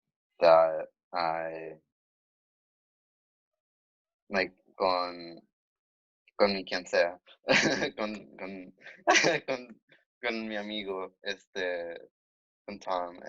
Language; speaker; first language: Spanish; early bilingual, heritage; Spanish